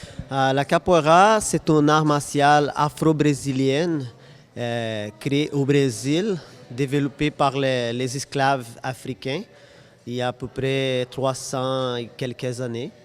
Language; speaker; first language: French; non-native, fluent; Portuguese